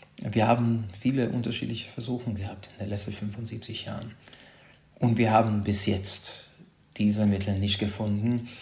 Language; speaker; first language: German; non-native, fluent; Hungarian